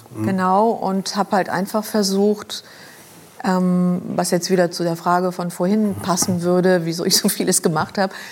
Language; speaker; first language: German; non-native, local second language; Luxembourgish